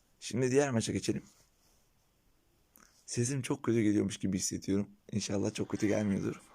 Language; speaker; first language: Turkish; native; Turkish